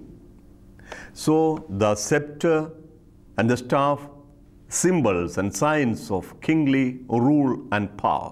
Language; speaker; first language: English; non-native, local second language; Malayalam